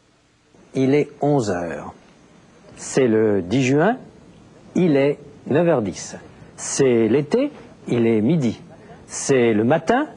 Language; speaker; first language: French; native; French